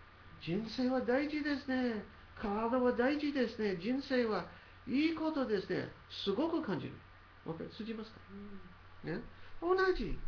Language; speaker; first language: Japanese; non-native, learner; English